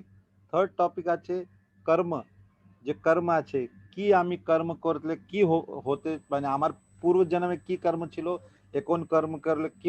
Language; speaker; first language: Bangla; non-native, learner; Hindi